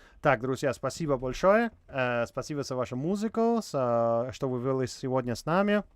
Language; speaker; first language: Russian; non-native, learner; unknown